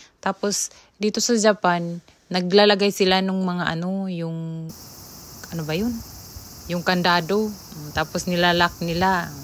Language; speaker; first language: Filipino; native; Filipino